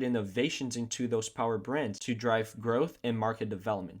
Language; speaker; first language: English; non-native, fluent; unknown